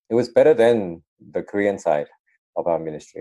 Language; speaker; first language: English; native; English